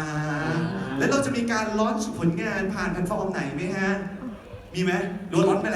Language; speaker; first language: Thai; native; Thai